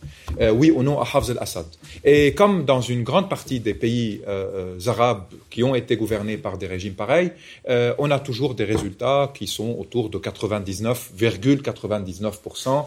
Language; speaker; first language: French; non-native, local second language; Arabic